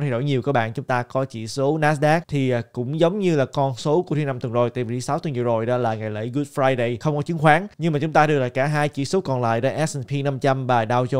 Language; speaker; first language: Vietnamese; native; Vietnamese